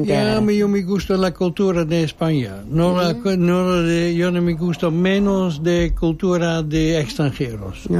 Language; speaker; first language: Spanish; non-native, learner; Dutch